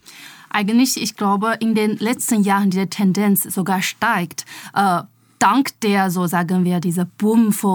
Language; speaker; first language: German; non-native, fluent; Chinese